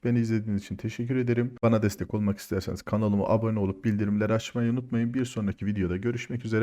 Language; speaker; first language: Turkish; native; Turkish